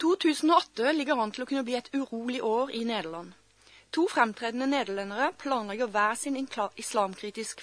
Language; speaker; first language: Norwegian; native; Norwegian